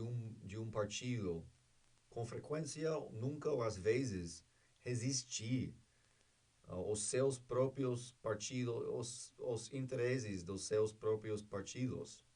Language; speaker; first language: Portuguese; non-native, learner; English